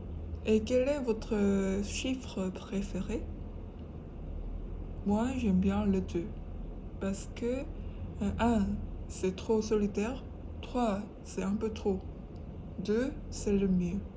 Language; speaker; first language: French; non-native, fluent; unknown